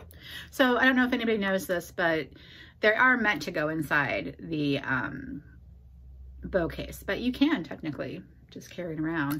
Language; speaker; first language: English; native; English